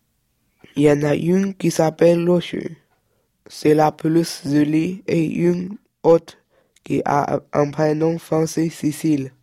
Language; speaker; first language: French; early bilingual, other home language; Chinese